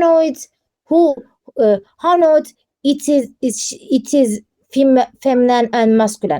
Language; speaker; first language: English; non-native, learner; Turkish